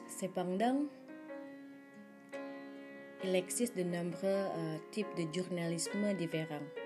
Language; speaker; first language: French; non-native, learner; Indonesian